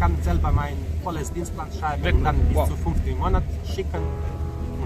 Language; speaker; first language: German; non-native, fluent; Serbian